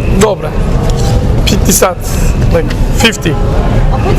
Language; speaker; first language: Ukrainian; non-native, learner; Turkish